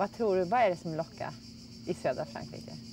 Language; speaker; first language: Swedish; native; Swedish